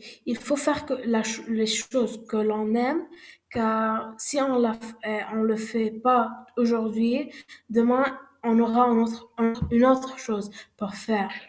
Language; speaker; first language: French; non-native, learner; Arabic